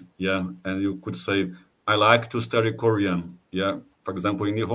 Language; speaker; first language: English; non-native, fluent; Portuguese